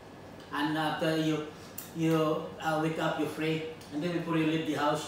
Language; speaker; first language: English; non-native, learner; Filipino